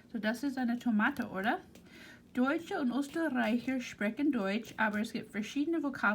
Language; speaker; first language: German; non-native, fluent; English